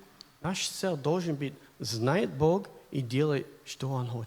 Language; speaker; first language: Russian; non-native, learner; English